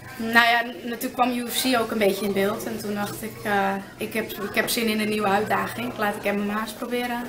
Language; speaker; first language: Dutch; early bilingual, other home language; Arabic